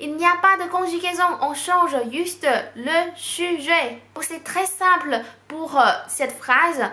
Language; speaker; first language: French; non-native, fluent; Chinese